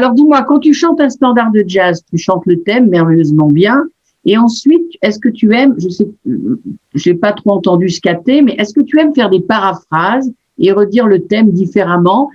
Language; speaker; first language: French; native; French